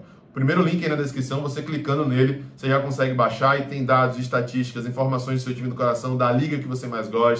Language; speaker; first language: Portuguese; native; Portuguese